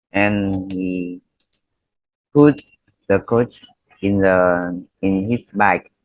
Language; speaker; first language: English; non-native, learner; Vietnamese